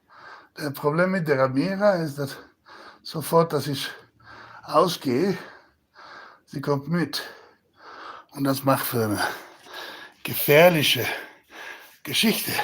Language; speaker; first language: German; non-native, learner; Spanish